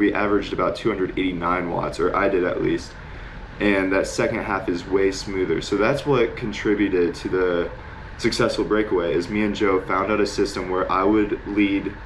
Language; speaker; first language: English; native; English